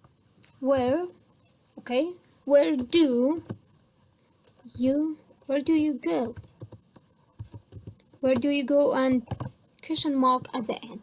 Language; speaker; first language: English; non-native, fluent; Central Kurdish